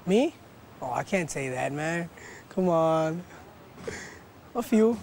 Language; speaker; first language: English; early bilingual, other home language; Spanish